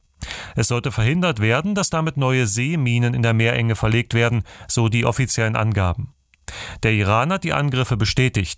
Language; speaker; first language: German; native; German